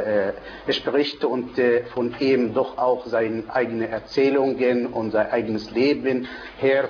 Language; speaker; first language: German; non-native, fluent; Arabic